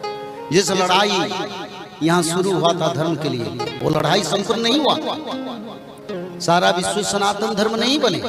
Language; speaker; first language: Hindi; non-native, local second language; Odia